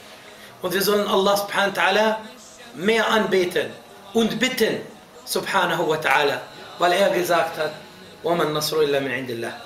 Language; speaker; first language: German; non-native, fluent; Arabic